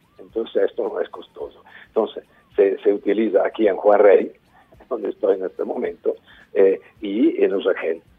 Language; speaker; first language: Spanish; non-native, fluent; Italian